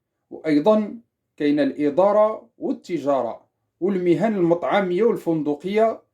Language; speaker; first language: Arabic; native; Arabic